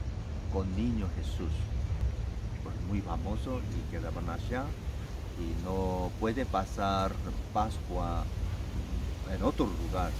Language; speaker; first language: Spanish; non-native, learner; Korean